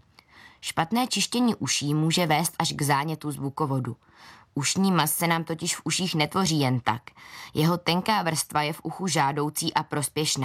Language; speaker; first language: Czech; native; Czech